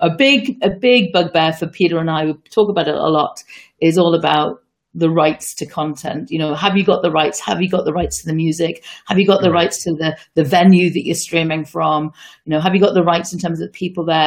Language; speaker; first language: English; native; English